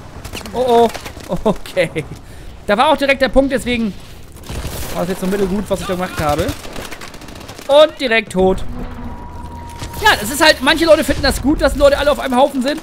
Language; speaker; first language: German; native; German